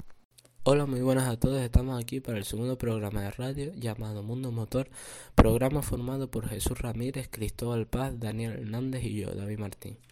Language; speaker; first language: Spanish; native; Spanish